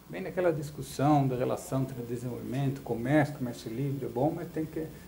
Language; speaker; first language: Portuguese; non-native, fluent; Dutch